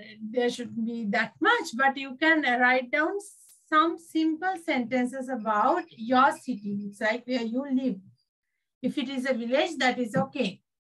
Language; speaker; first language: English; non-native, local second language; Sinhala